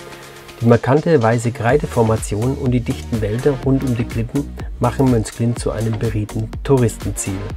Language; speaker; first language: German; native; German